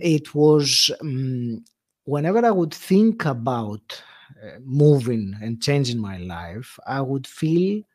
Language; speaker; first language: English; non-native, fluent; Greek